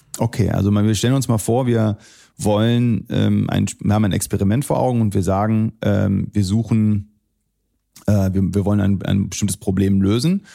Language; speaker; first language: German; early bilingual, other home language; Arabic